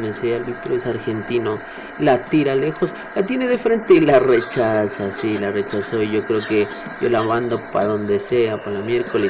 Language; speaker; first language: Spanish; native; Spanish